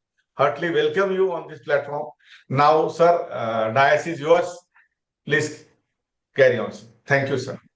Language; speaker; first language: English; non-native, local second language; Marathi